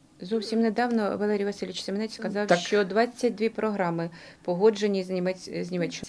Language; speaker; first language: Ukrainian; native; Ukrainian